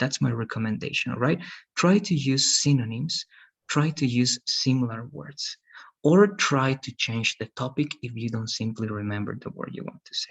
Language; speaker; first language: English; non-native, fluent; Spanish